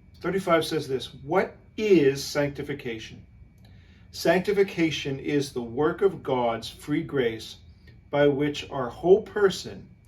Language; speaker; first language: English; native; English